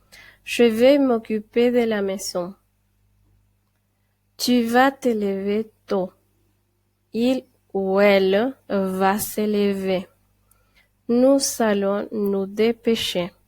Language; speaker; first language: French; non-native, fluent; Spanish